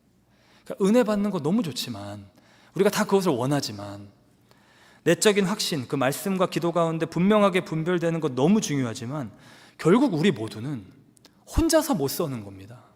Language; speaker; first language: Korean; native; Korean